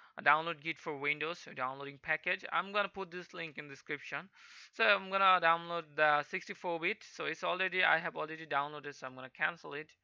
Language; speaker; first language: English; non-native, local second language; Hindi